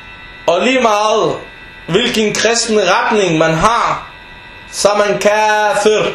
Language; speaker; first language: Danish; non-native, fluent; Arabic